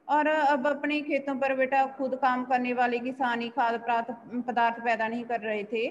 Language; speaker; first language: Hindi; non-native, local second language; Punjabi